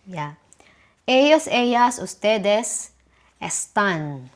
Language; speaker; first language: Spanish; non-native, learner; Filipino